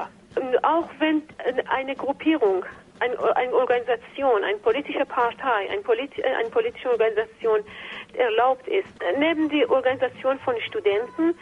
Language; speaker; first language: German; non-native, fluent; Persian